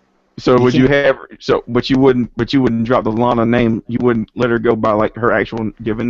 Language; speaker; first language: English; native; English